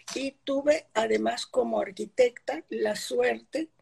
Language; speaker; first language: Spanish; early bilingual, other home language; Polish